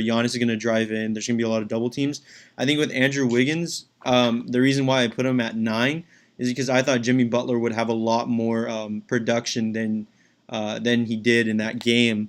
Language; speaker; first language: English; native; English